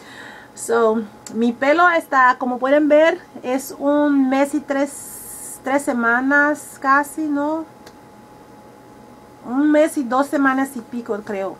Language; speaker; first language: Spanish; early bilingual, heritage; Spanish